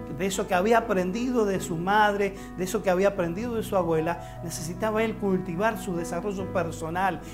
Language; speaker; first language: Spanish; native; Spanish